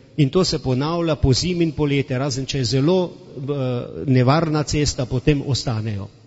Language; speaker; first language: Slovenian; native; Slovenian